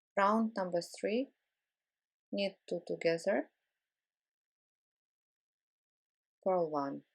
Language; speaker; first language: English; non-native, fluent; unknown